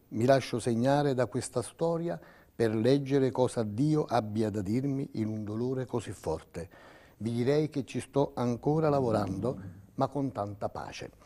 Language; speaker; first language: Italian; native; Italian